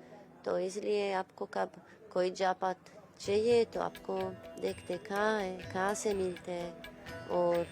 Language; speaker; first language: Hindi; non-native, learner; Spanish